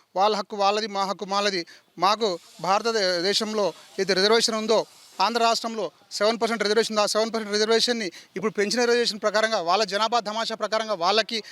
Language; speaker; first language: Telugu; non-native, local second language; Lambadi